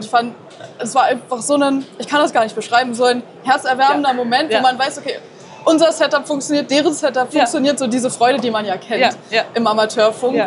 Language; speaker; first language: German; native; German